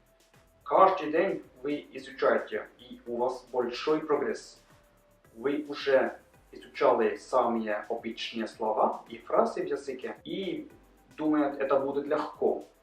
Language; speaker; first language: Russian; non-native, learner; Norwegian